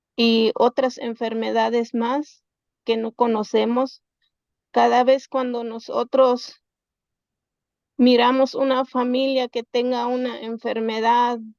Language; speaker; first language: Spanish; non-native, local second language; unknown